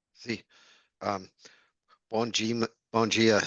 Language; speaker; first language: Portuguese; non-native, learner; English